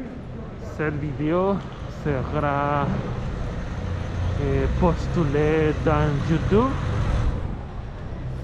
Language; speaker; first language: French; non-native, learner; Spanish